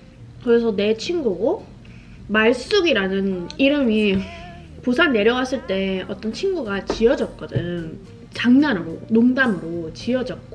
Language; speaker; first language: Korean; non-native, fluent; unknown